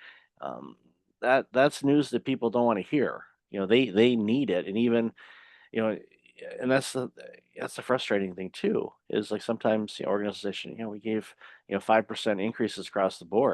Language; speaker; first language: English; native; English